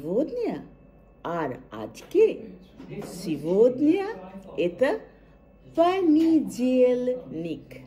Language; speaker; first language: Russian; non-native, fluent; Bangla